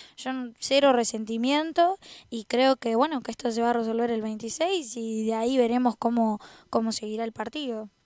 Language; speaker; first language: Spanish; native; Spanish